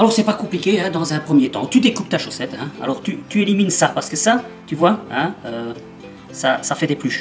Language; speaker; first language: French; native; French